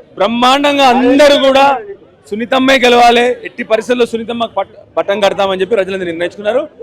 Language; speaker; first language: Telugu; native; Telugu